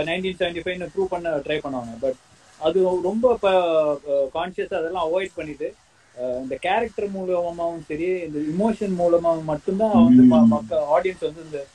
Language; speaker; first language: Tamil; native; Tamil